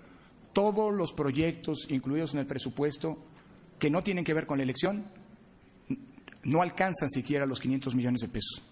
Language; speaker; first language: Spanish; native; Spanish